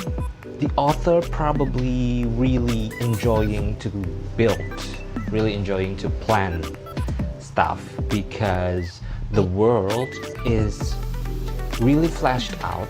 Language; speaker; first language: English; non-native, fluent; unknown